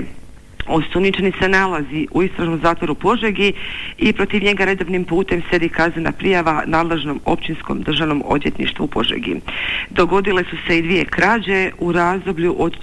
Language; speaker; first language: Serbian; native; Serbian